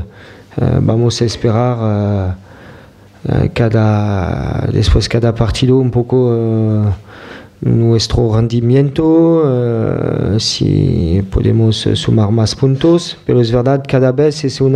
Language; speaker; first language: Spanish; non-native, fluent; French